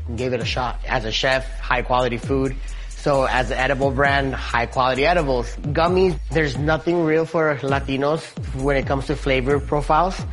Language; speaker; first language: English; early bilingual, other home language; Spanish